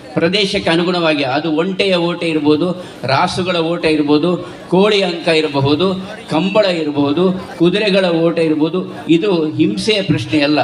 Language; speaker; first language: Kannada; non-native, local second language; Tulu